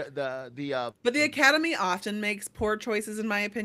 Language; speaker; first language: English; native; English